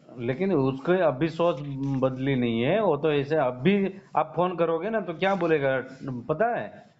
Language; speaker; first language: Hindi; non-native, local second language; Gujarati